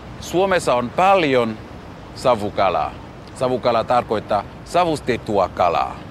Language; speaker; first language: Finnish; non-native, learner; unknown